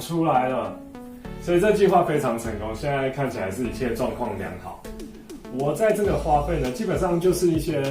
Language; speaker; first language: Chinese; native; Chinese